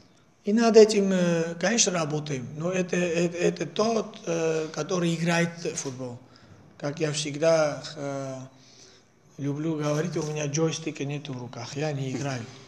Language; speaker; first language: Russian; non-native, fluent; Georgian